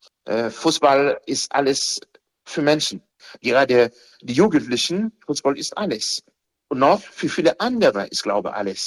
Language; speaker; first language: German; non-native, fluent; Haitian Creole